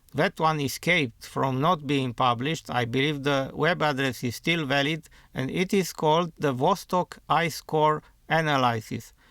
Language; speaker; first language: English; non-native, fluent; Romanian